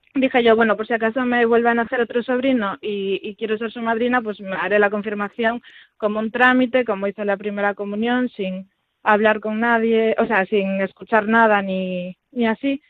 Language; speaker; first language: Spanish; native; Spanish